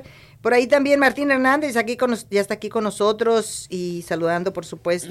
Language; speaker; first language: Spanish; native; Spanish